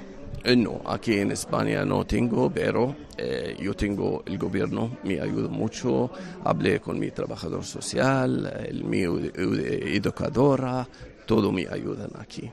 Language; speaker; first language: Spanish; non-native, learner; Arabic